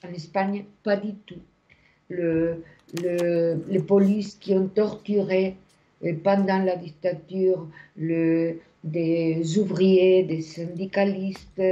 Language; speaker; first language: French; non-native, fluent; Spanish